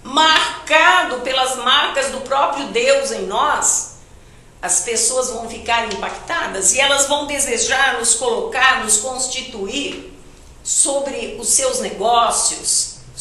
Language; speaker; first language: Portuguese; native; Portuguese